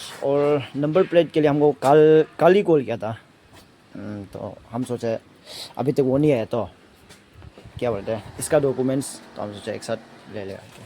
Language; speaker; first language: Hindi; non-native, local second language; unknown